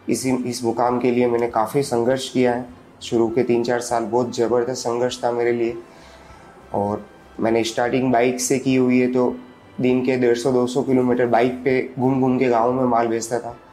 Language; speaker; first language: Hindi; native; Hindi